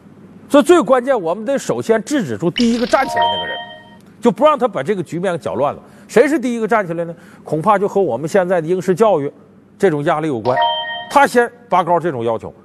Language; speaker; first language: Chinese; native; Chinese